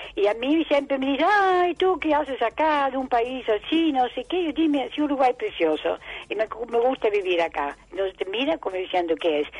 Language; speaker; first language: Spanish; non-native, fluent; Dutch